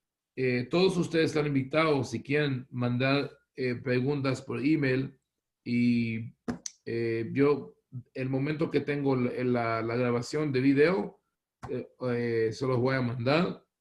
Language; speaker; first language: Spanish; non-native, fluent; Hebrew